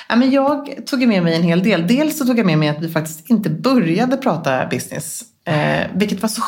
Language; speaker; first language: Swedish; native; Swedish